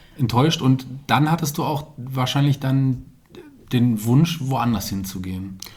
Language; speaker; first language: German; native; German